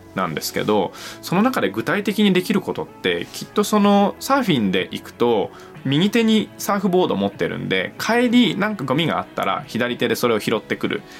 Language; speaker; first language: Japanese; native; Japanese